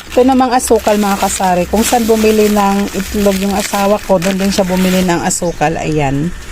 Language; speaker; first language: Filipino; non-native, local second language; Cebuano